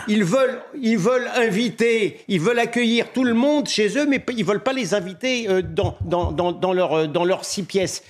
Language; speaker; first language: French; native; French